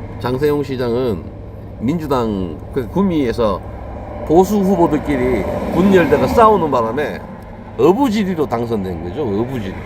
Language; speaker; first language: Korean; native; Korean